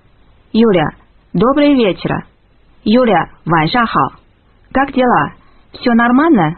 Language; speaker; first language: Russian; non-native, fluent; Chinese